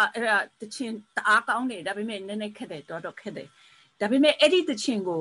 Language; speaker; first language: Burmese; early bilingual, heritage; Burmese